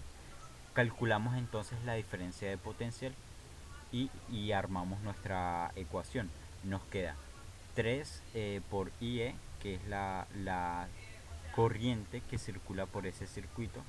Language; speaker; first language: Spanish; native; Spanish